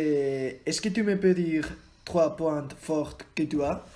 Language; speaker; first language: French; non-native, learner; Spanish